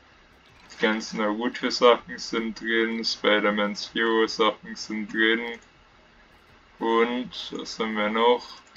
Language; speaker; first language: German; native; German